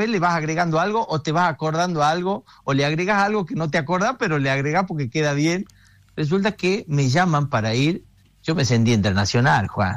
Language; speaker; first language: Spanish; native; Spanish